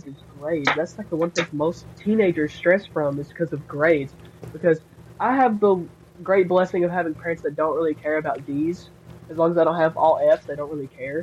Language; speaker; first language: English; native; English